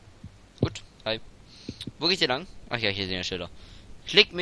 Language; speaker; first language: German; native; German